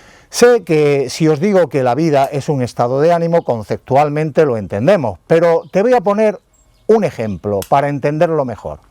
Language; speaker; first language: Spanish; native; Spanish